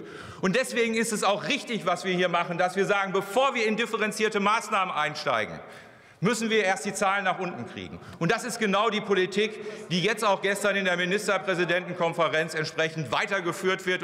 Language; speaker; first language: German; native; German